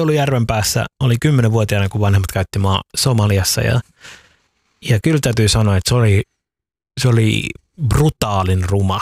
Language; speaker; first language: Finnish; early bilingual, other home language; Somali